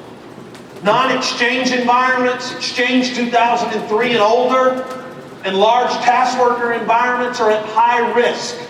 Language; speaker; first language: English; native; English